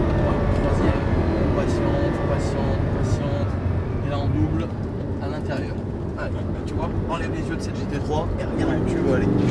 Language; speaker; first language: French; native; French